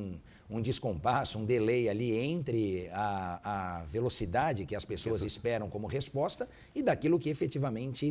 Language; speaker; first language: Portuguese; native; Portuguese